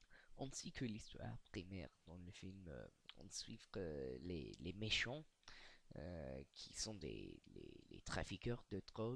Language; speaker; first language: French; non-native, learner; English